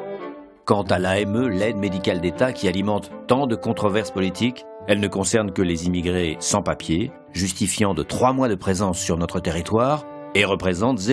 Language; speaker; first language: French; native; French